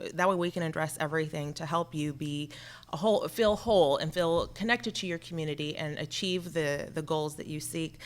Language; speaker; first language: English; native; English